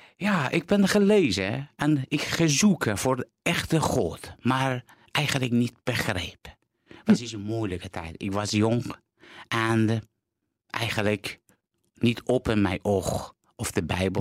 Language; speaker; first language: Dutch; non-native, learner; Persian